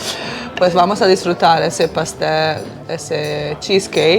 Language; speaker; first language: Spanish; non-native, learner; Bosnian